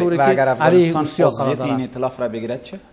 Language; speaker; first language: Persian; native; Persian